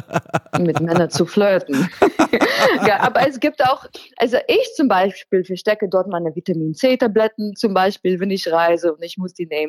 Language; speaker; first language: German; non-native, fluent; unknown